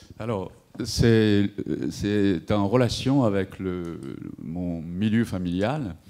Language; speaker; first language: French; non-native, fluent; Japanese